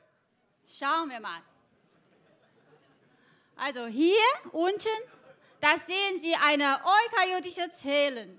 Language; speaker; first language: German; non-native, fluent; Chinese